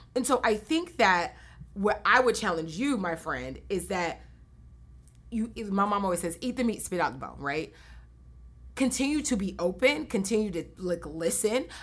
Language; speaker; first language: English; native; English